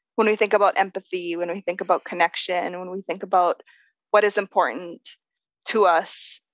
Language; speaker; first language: English; native; English